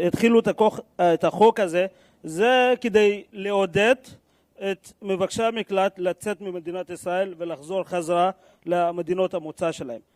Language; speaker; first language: Hebrew; non-native, fluent; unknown